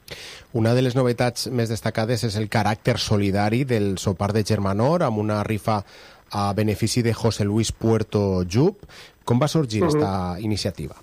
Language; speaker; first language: Catalan; native; Catalan